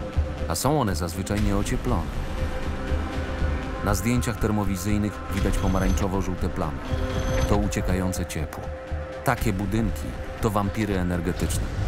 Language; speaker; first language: Polish; native; Polish